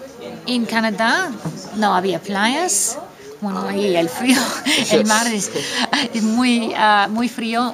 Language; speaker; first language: Spanish; non-native, fluent; English